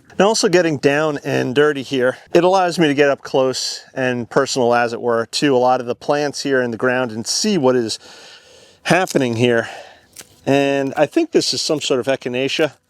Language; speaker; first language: English; native; English